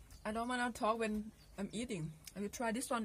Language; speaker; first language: English; non-native, learner; Thai